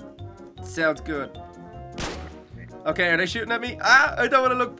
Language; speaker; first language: English; native; English